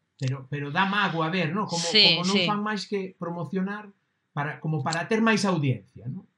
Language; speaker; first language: Galician; non-native, local second language; Spanish